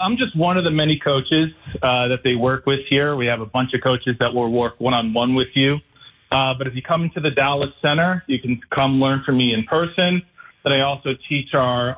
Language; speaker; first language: English; native; English